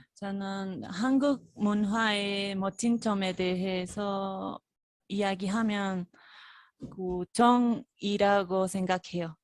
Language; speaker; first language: Korean; non-native, fluent; Spanish